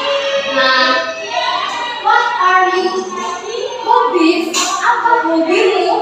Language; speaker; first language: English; non-native, learner; Indonesian